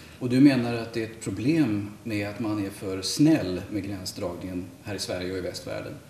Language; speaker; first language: Swedish; native; Swedish